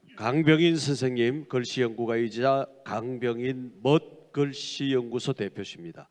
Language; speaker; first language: Korean; native; Korean